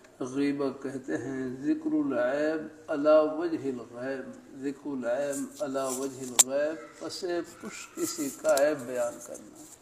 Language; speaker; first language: Urdu; native; Urdu